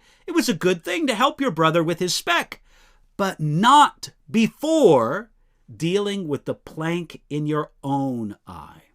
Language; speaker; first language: English; native; English